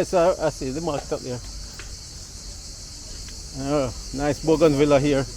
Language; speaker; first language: English; non-native, learner; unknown